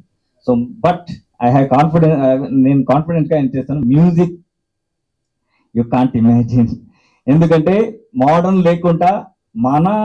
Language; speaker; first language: Telugu; non-native, learner; Kannada